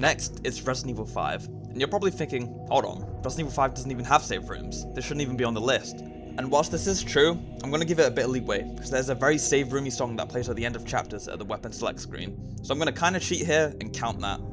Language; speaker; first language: English; native; English